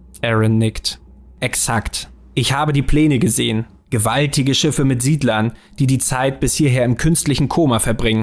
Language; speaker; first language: German; native; German